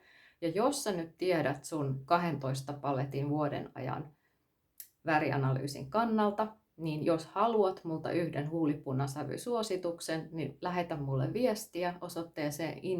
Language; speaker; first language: Finnish; native; Finnish